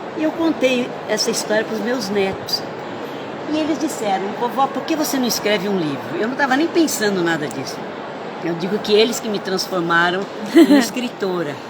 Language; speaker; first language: Portuguese; early bilingual, other home language; Italian